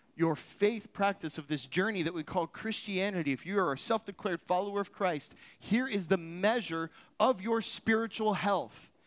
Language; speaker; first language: English; native; English